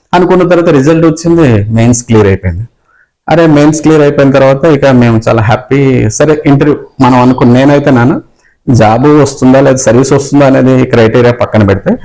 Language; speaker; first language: Telugu; native; Telugu